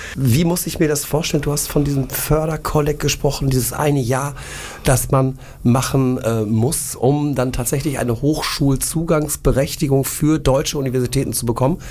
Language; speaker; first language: German; native; German